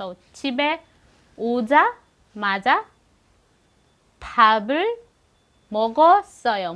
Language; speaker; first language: Korean; non-native, fluent; Filipino